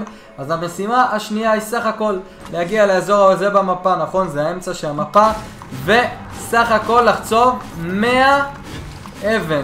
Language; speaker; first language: Hebrew; native; Hebrew